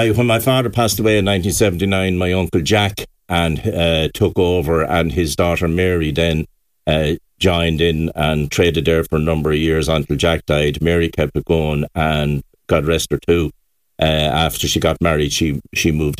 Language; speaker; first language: English; native; English